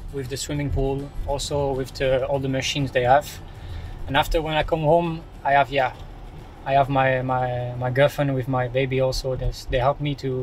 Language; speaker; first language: English; non-native, learner; French